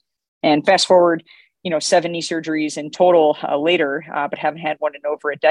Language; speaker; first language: English; native; English